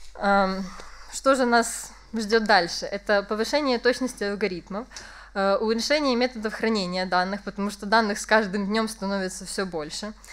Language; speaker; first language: Russian; native; Russian